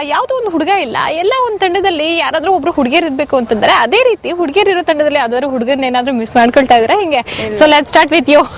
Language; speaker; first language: Kannada; native; Kannada